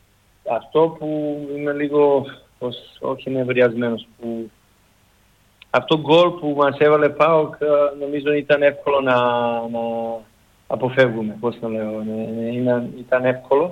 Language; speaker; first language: Greek; non-native, learner; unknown